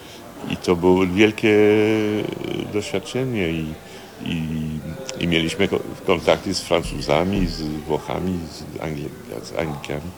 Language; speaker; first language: Polish; early bilingual, heritage; Polish